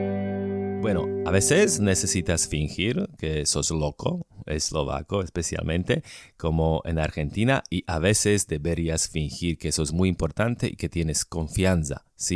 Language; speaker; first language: Spanish; non-native, fluent; Slovak